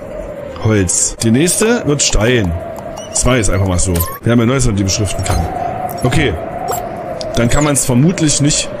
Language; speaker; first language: German; native; German